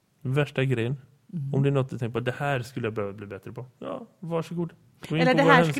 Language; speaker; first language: Swedish; native; Swedish